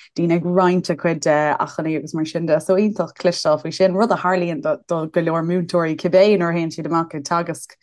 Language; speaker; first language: Irish; native; Irish